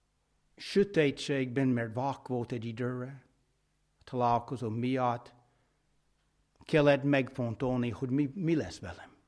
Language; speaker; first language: Hungarian; non-native, fluent; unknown